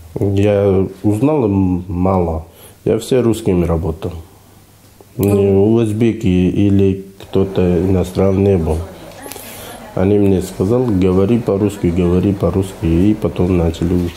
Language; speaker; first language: Russian; non-native, learner; Uzbek